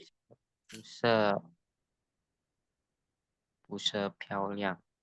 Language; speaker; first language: Chinese; non-native, learner; Indonesian